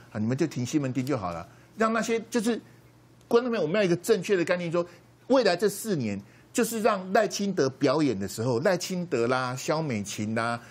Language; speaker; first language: Chinese; native; Chinese